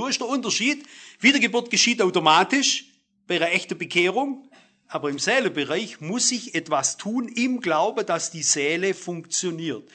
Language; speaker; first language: German; native; German